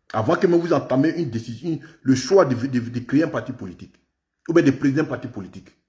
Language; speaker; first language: French; native; French